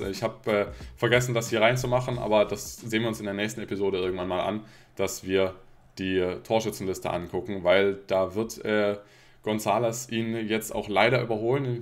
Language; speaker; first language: German; native; German